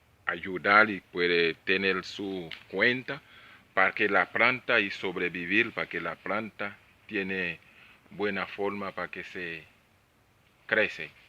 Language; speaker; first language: Spanish; non-native, learner; Haitian Creole